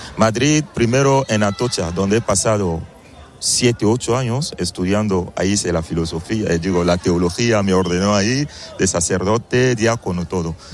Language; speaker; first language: Spanish; non-native, fluent; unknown